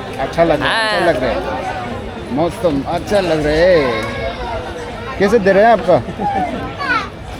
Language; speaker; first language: Hindi; non-native, local second language; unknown